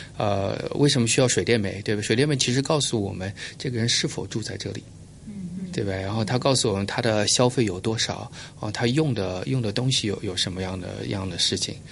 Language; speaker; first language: Chinese; early bilingual, heritage; Chinese